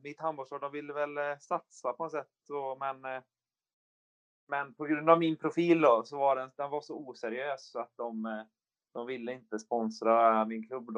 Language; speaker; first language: Swedish; native; Swedish